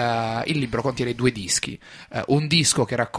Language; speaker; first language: Italian; native; Italian